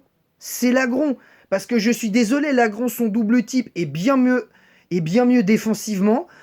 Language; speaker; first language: French; native; French